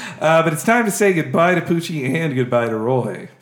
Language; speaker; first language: English; native; English